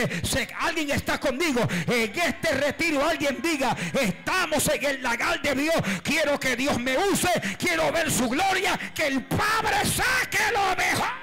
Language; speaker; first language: Spanish; native; Spanish